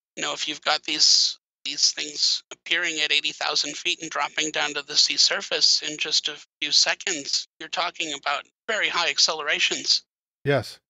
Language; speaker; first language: English; native; English